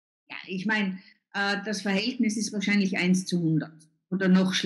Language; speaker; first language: German; native; German